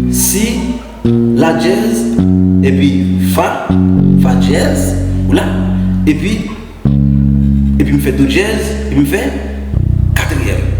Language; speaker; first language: French; non-native, learner; Haitian Creole